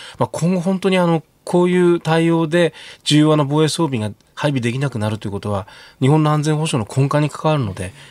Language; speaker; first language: Japanese; native; Japanese